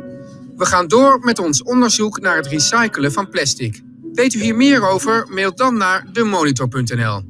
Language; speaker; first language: Dutch; native; Dutch